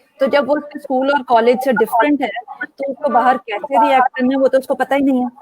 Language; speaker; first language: Urdu; native; Urdu